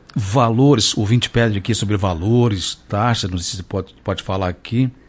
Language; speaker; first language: Portuguese; native; Portuguese